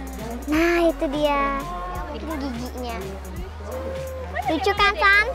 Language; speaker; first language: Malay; early bilingual, heritage; Indonesian